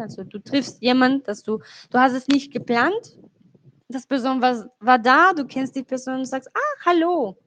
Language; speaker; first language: German; non-native, fluent; Spanish